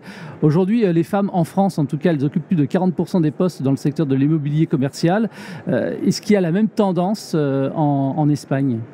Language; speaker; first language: French; native; French